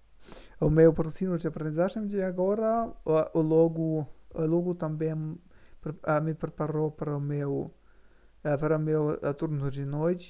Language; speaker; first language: Portuguese; non-native, learner; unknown